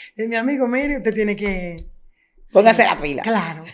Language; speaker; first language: Spanish; native; Spanish